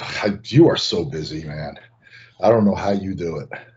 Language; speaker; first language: English; native; English